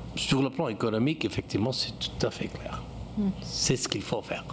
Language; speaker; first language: French; non-native, fluent; English